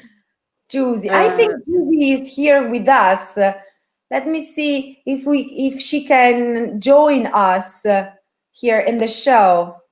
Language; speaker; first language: English; non-native, fluent; Italian